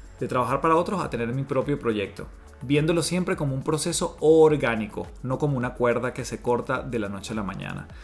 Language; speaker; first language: Spanish; native; Spanish